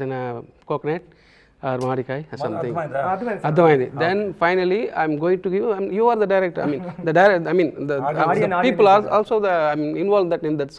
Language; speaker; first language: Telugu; non-native, learner; Tamil